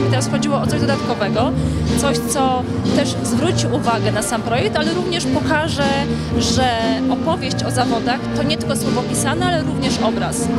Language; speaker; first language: Polish; native; Polish